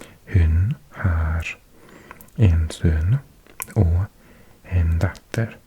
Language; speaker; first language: Norwegian; non-native, learner; English